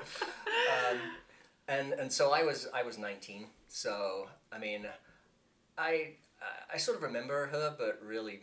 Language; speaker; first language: English; native; English